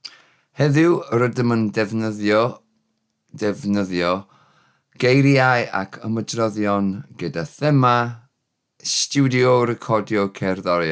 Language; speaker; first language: Welsh; non-native, learner; English